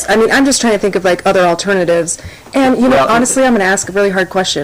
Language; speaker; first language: English; native; English